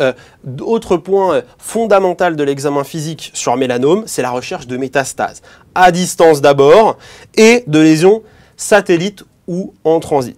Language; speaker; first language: French; native; French